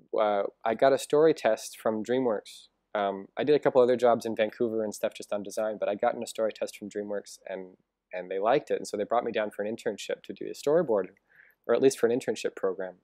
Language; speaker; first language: English; native; English